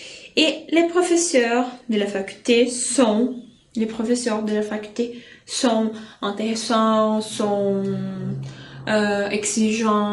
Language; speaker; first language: French; non-native, fluent; Portuguese